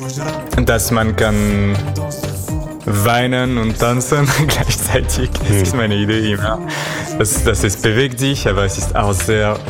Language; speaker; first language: German; non-native, fluent; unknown